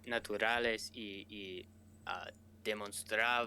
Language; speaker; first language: Spanish; non-native, learner; English